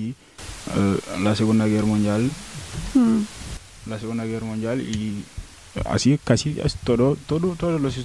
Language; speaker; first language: Spanish; non-native, learner; Wolof